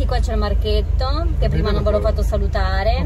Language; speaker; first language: Italian; native; Italian